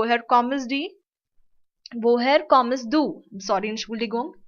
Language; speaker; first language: German; non-native, learner; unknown